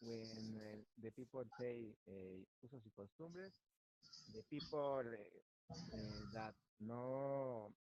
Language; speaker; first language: English; non-native, learner; Spanish